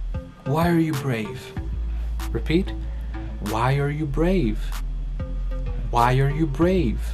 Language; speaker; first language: English; non-native, fluent; Portuguese